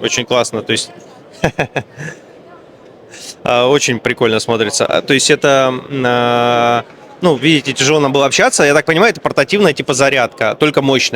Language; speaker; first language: Russian; native; Russian